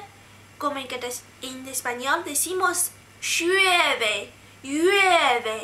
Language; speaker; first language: Spanish; non-native, learner; Chinese